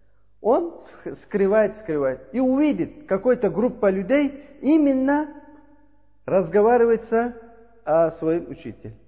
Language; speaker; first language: Russian; non-native, learner; Uzbek